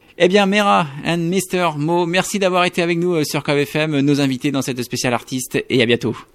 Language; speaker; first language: French; native; French